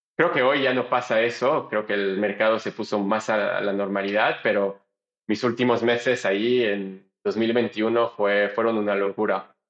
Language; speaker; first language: Spanish; non-native, fluent; French